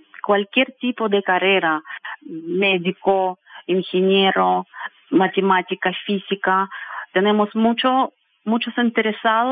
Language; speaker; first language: Spanish; non-native, fluent; Russian